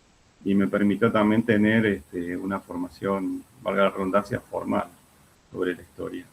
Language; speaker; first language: Spanish; native; Spanish